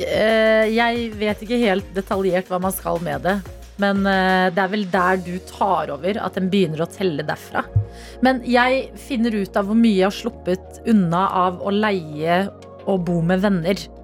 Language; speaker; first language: Norwegian; native; Norwegian